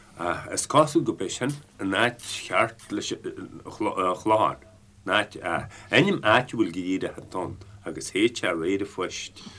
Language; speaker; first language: Irish; native; Irish